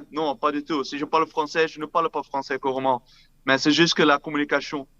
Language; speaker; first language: French; non-native, fluent; Dutch